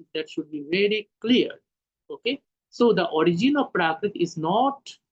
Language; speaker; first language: English; non-native, local second language; Hindi